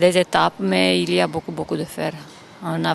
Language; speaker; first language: French; non-native, learner; Romanian